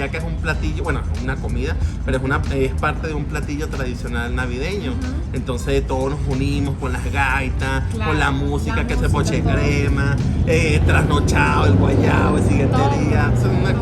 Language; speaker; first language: Spanish; native; Spanish